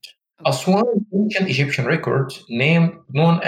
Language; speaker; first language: English; non-native, fluent; Arabic